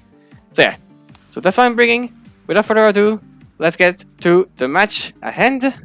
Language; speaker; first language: English; non-native, fluent; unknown